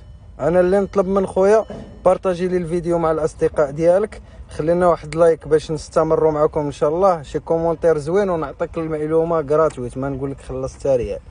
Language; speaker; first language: Arabic; native; Arabic